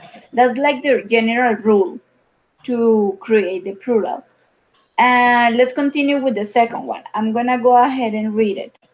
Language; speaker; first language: English; non-native, fluent; Spanish